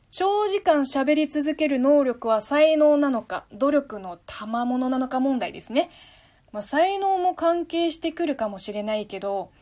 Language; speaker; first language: Japanese; non-native, fluent; Chinese